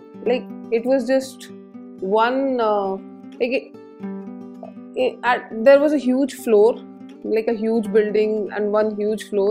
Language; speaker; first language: English; non-native, local second language; Hindi